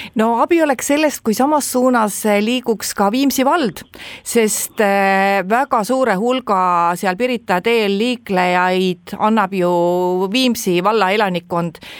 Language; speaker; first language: Estonian; native; Estonian